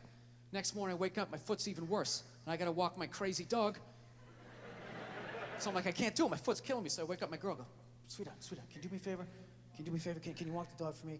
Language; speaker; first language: English; native; English